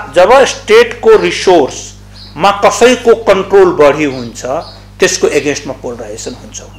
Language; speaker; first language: Nepali; non-native, local second language; Maithili